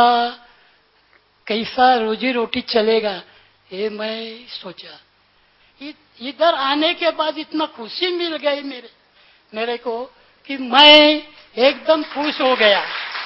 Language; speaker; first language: Hindi; non-native, local second language; Marathi